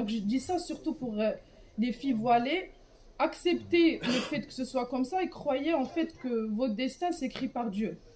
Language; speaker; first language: French; non-native, local second language; Arabic